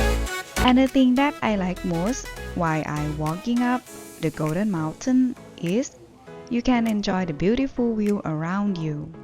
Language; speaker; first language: English; non-native, learner; Thai